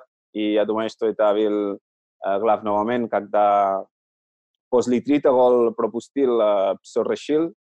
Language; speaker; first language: Russian; non-native, learner; Catalan